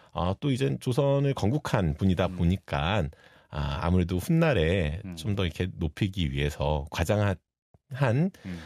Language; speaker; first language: Korean; native; Korean